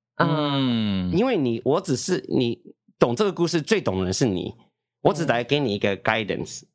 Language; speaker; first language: Chinese; early bilingual, heritage; Chinese